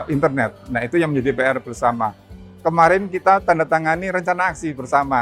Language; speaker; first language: Indonesian; native; Indonesian